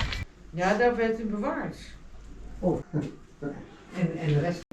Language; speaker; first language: Dutch; native; Dutch